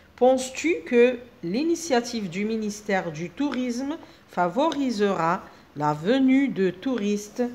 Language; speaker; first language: French; non-native, local second language; Arabic